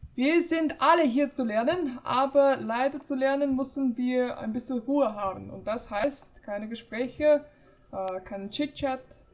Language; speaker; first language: German; non-native, fluent; English